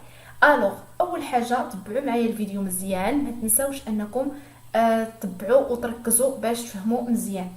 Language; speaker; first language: Arabic; native; Arabic